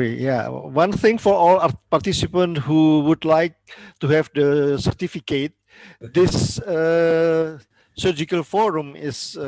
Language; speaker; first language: English; non-native, learner; Indonesian